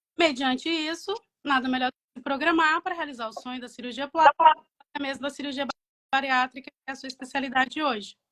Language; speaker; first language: Portuguese; native; Portuguese